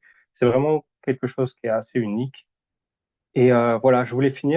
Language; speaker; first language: French; native; French